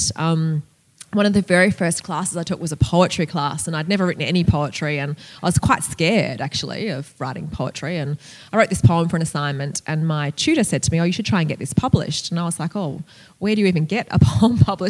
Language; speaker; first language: English; native; English